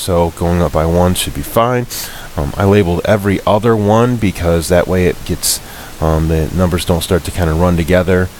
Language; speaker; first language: English; native; English